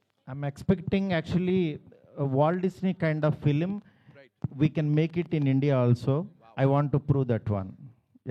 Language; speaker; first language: English; non-native, local second language; Telugu